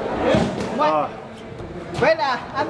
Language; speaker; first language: English; non-native, learner; Thai